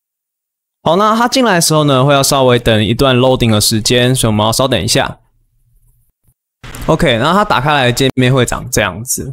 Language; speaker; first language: Chinese; native; Chinese